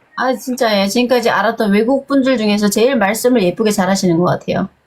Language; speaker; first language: Korean; native; Korean